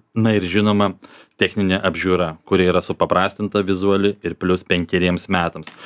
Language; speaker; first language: Lithuanian; native; Lithuanian